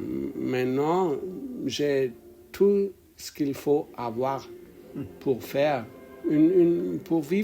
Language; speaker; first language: French; non-native, learner; English